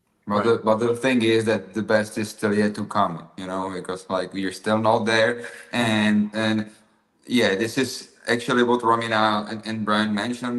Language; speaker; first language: English; non-native, fluent; Czech